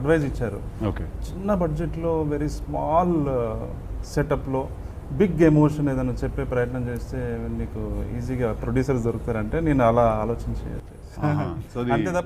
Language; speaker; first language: Telugu; native; Telugu